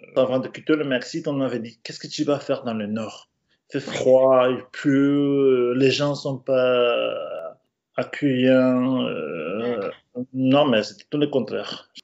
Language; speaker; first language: French; non-native, fluent; Spanish